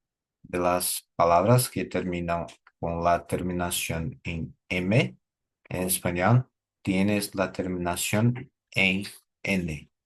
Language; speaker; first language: Spanish; non-native, learner; Portuguese